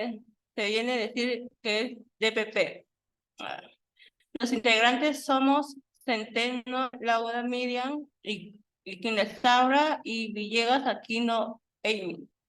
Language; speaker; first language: Spanish; native; Spanish